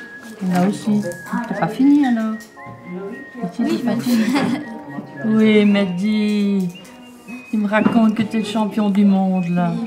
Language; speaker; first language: French; native; French